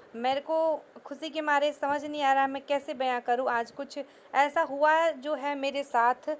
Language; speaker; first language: Hindi; native; Hindi